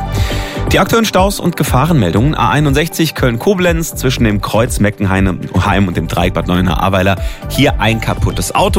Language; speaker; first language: German; native; German